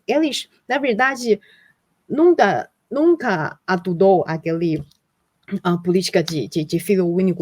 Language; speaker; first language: Portuguese; non-native, fluent; Chinese